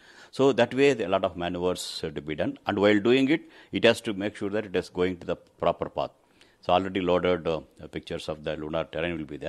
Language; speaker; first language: English; non-native, local second language; Tamil